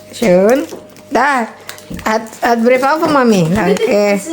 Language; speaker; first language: German; non-native, learner; Indonesian